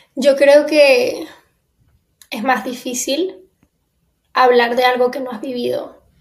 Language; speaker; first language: Spanish; native; Spanish